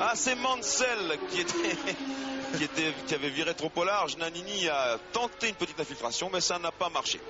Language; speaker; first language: French; native; French